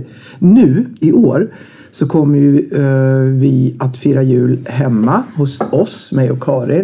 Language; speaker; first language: Swedish; native; Swedish